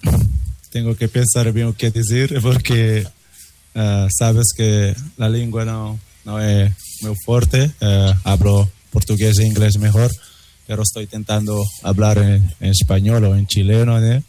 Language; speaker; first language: Spanish; non-native, learner; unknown